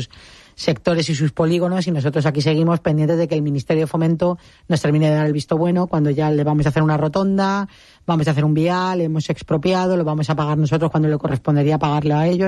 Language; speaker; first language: Spanish; native; Spanish